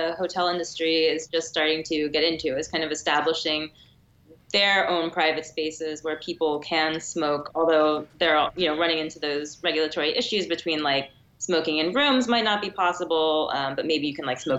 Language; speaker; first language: English; native; English